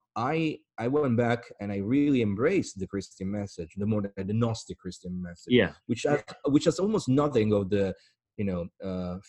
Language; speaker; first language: English; non-native, fluent; Italian